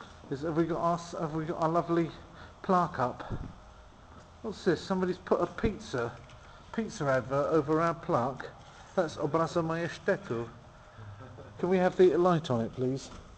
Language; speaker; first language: English; native; English